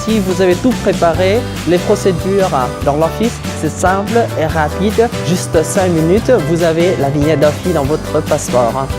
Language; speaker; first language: French; non-native, fluent; Vietnamese